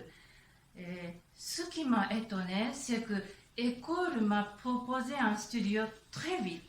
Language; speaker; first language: French; non-native, learner; Japanese